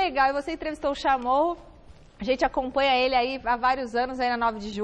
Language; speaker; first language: Portuguese; native; Portuguese